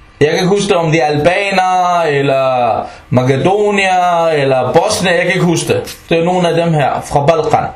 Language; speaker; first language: Danish; non-native, local second language; Arabic